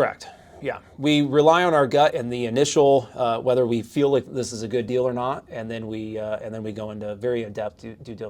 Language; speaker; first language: English; native; English